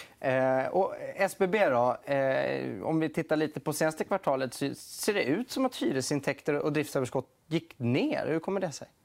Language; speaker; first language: Swedish; native; Swedish